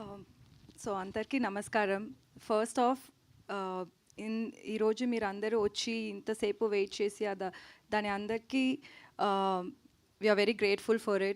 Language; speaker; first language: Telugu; non-native, learner; Tamil